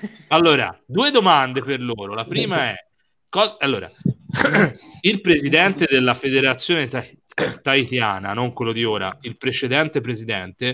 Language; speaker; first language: Italian; native; Italian